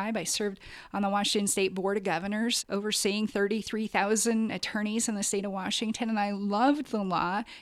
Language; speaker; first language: English; native; English